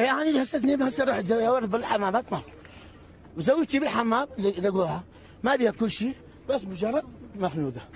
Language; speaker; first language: Arabic; native; Arabic